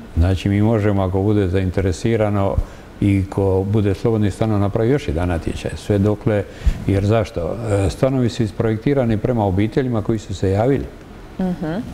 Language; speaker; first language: Croatian; native; Croatian